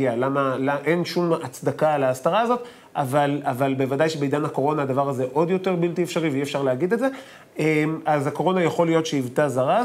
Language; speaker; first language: Hebrew; native; Hebrew